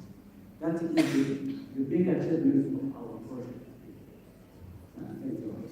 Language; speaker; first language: English; non-native, fluent; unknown